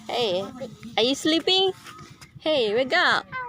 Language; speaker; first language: English; non-native, learner; Thai